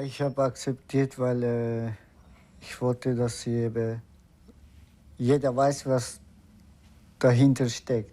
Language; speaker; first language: German; non-native, learner; Turkish